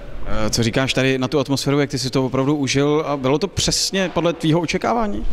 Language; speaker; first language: Czech; native; Czech